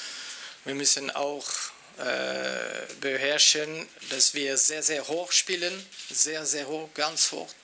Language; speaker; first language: German; non-native, local second language; French